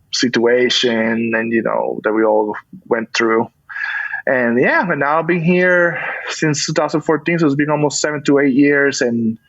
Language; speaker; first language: English; non-native, fluent; Spanish